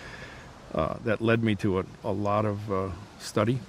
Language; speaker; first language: English; native; English